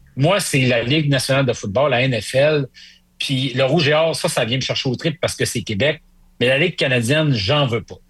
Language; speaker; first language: French; native; French